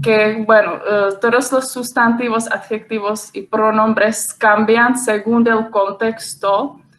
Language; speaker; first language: Spanish; non-native, fluent; Czech